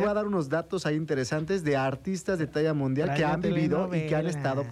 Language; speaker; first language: Spanish; native; Spanish